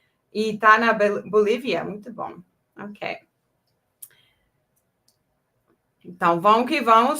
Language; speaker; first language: Portuguese; non-native, fluent; English